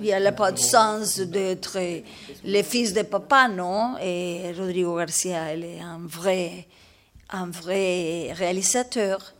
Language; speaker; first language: French; non-native, learner; Spanish